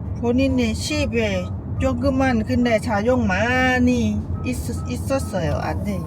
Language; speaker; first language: Korean; non-native, learner; Lao